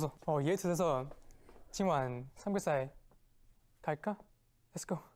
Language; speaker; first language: Korean; non-native, fluent; Chinese